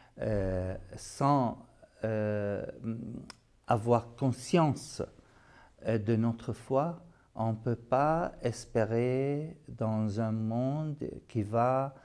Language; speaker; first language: French; non-native, fluent; Arabic